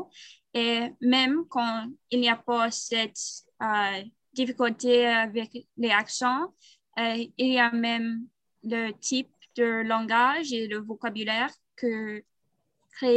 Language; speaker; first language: French; non-native, learner; English